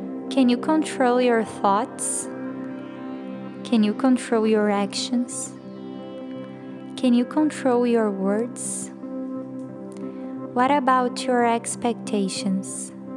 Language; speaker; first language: English; non-native, fluent; Portuguese